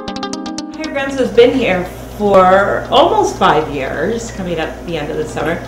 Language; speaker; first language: English; native; English